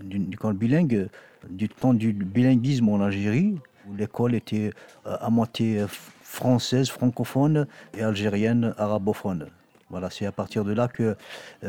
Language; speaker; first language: French; non-native, local second language; Kabyle